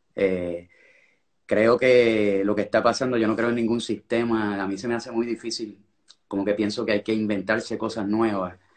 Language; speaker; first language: Spanish; native; Spanish